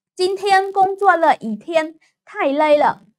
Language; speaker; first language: Chinese; non-native, fluent; Khmer